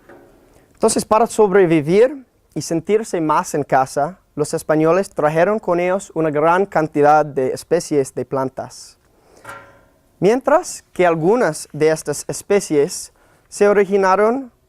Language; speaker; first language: Spanish; non-native, learner; English